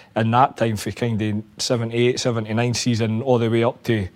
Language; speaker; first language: English; native; English